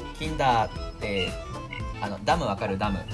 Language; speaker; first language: Japanese; native; Japanese